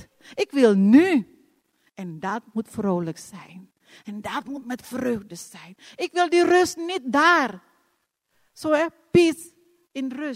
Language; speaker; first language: Dutch; non-native, fluent; Indonesian